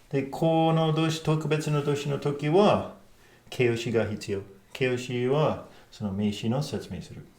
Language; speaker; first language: Japanese; non-native, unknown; English